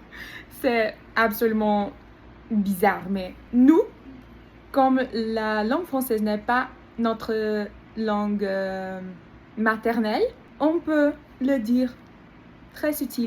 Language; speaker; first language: French; non-native, learner; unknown